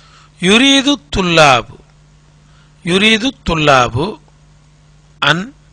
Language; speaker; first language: Arabic; non-native, fluent; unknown